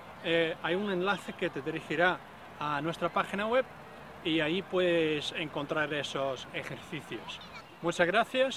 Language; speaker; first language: Spanish; non-native, fluent; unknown